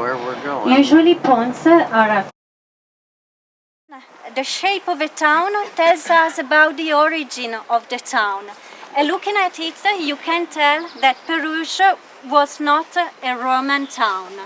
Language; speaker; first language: English; non-native, fluent; French